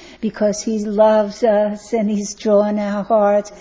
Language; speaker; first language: English; native; English